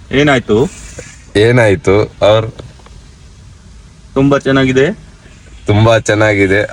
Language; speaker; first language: Kannada; non-native, learner; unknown